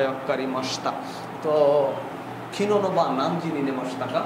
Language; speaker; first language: Japanese; non-native, fluent; Bangla